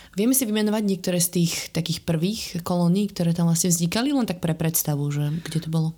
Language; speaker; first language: Slovak; native; Slovak